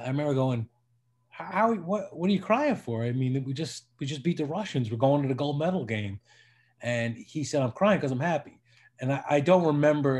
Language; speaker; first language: English; native; English